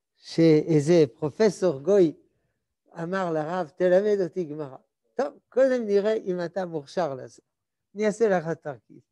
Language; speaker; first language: Hebrew; non-native, fluent; French